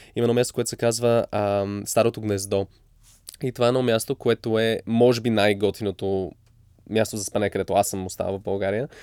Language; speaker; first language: Bulgarian; early bilingual, heritage; English